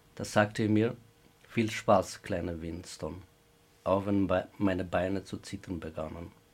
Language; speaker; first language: German; non-native, fluent; Albanian